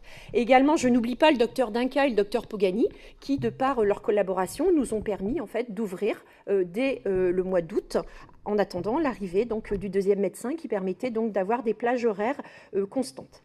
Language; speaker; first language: French; native; French